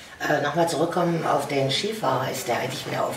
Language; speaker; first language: German; native; German